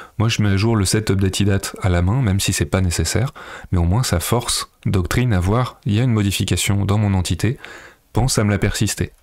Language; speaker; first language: French; native; French